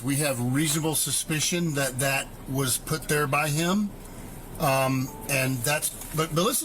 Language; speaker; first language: English; native; English